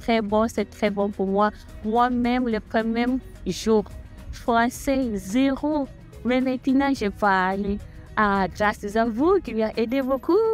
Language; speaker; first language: French; non-native, learner; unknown